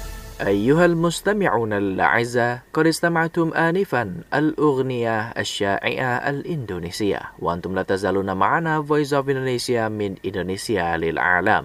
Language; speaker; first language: Arabic; non-native, fluent; Indonesian